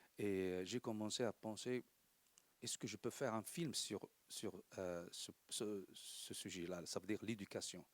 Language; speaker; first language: French; non-native, local second language; Arabic